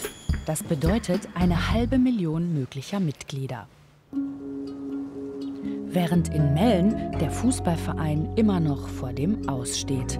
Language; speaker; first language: German; native; German